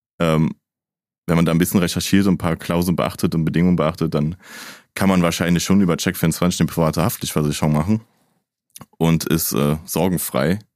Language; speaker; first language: German; native; German